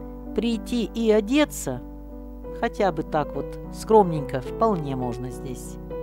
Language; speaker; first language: Russian; native; Russian